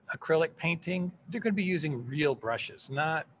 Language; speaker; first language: English; native; English